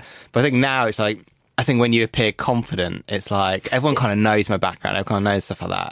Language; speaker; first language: English; native; English